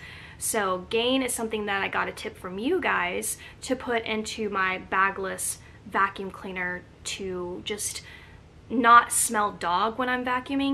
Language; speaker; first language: English; native; English